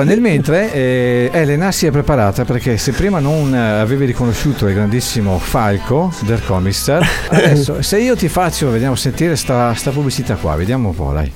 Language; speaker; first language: Italian; native; Italian